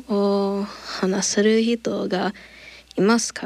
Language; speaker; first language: Japanese; non-native, learner; English